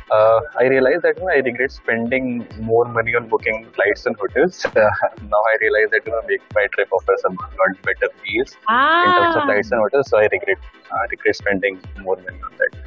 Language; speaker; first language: English; non-native, local second language; Hindi